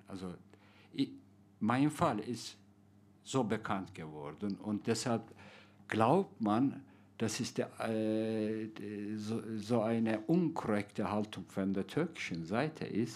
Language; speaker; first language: German; non-native, fluent; Turkish